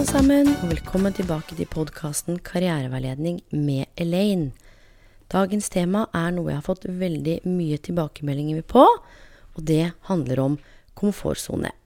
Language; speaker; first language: Norwegian; native; Norwegian